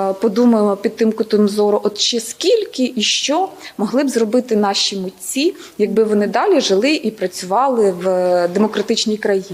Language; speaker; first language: Ukrainian; native; Ukrainian